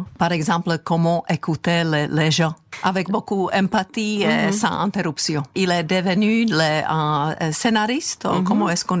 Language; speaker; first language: French; non-native, fluent; Czech